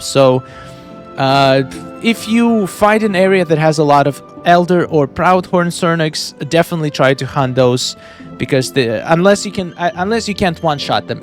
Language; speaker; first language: English; non-native, fluent; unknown